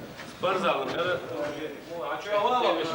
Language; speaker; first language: Russian; non-native, local second language; Chechen